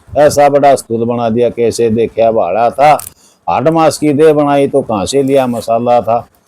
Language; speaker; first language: Hindi; native; Hindi